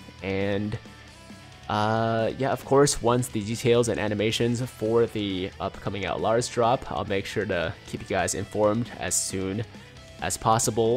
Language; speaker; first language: English; native; English